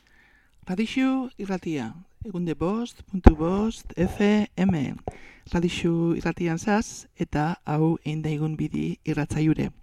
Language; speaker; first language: Basque; native; Basque